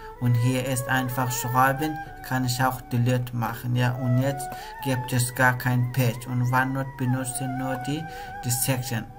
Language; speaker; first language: German; non-native, learner; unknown